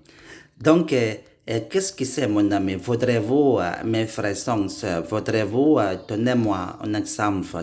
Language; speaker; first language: French; non-native, learner; Indonesian